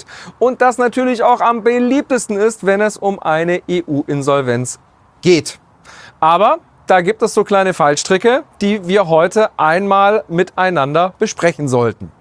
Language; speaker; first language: German; native; German